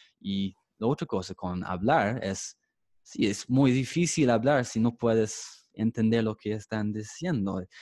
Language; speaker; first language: Spanish; non-native, fluent; English